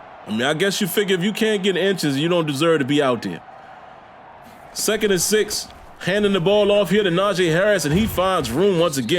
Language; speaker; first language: English; native; English